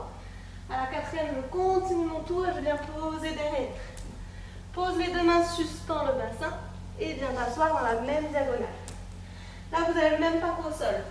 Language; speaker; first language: French; native; French